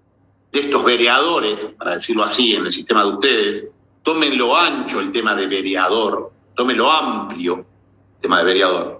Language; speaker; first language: Spanish; native; Spanish